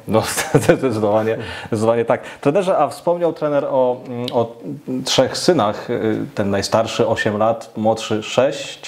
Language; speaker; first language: Polish; native; Polish